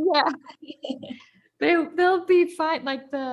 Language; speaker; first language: English; native; English